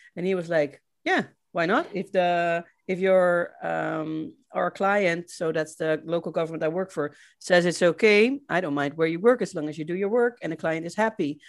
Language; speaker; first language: English; non-native, fluent; Dutch